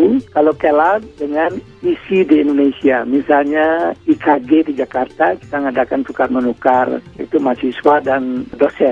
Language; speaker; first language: Indonesian; non-native, local second language; Balinese